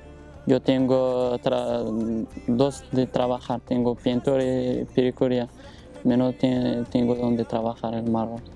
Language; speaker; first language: Spanish; non-native, learner; Arabic